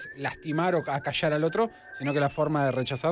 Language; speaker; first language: Spanish; native; Spanish